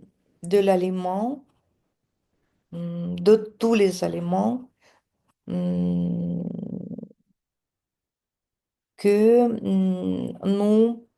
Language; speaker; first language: French; non-native, fluent; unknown